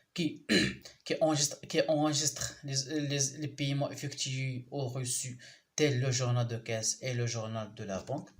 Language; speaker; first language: French; non-native, local second language; Arabic